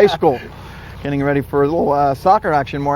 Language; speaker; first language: English; native; English